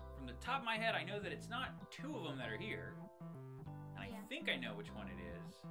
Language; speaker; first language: English; native; English